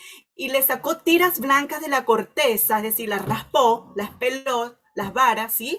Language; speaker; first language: Spanish; native; Spanish